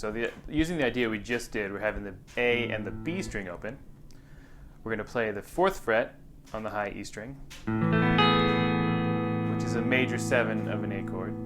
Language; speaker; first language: English; native; English